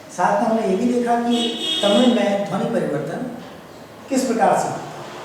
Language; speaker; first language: Hindi; native; Hindi